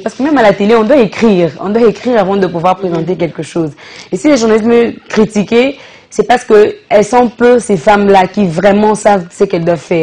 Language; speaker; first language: French; non-native, local second language; Lingala